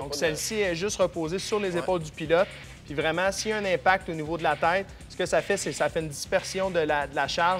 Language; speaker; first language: French; native; French